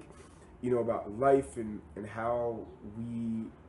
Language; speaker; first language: English; native; English